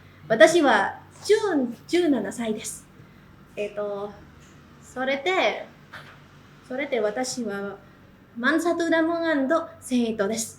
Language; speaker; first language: Japanese; non-native, learner; Indonesian